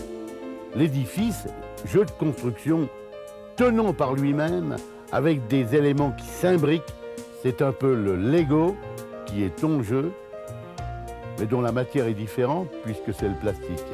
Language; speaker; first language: French; native; French